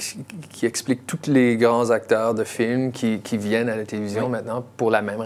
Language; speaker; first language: French; non-native, local second language; English